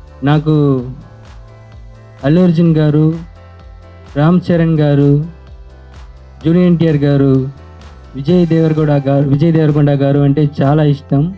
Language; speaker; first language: Telugu; non-native, learner; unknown